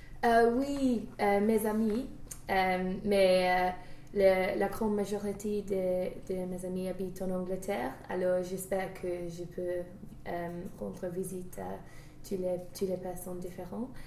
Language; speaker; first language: French; non-native, learner; English